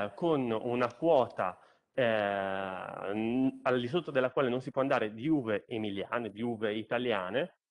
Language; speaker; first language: Italian; native; Italian